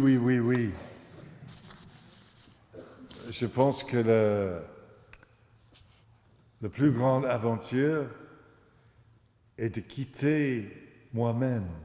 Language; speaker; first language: French; non-native, fluent; English